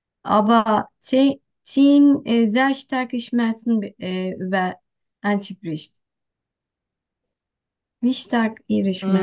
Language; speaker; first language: German; non-native, learner; Turkish